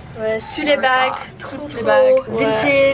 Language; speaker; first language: French; non-native, learner; English